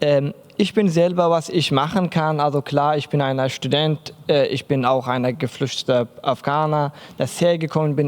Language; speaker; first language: German; non-native, learner; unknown